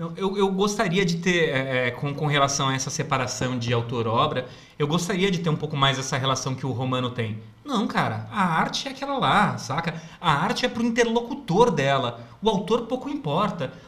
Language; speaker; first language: Portuguese; native; Portuguese